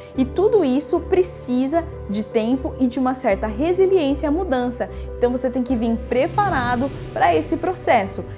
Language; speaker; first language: Portuguese; native; Portuguese